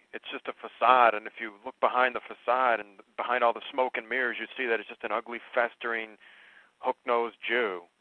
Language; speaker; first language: English; native; English